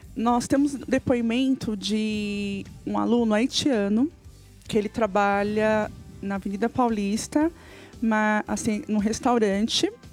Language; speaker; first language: Portuguese; native; Portuguese